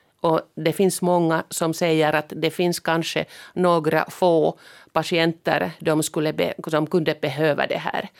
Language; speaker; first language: Swedish; non-native, local second language; Finnish